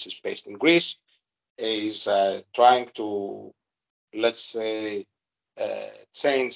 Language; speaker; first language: English; non-native, fluent; Greek